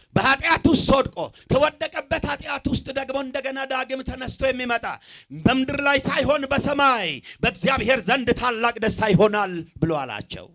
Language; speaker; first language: Amharic; non-native, local second language; Sidamo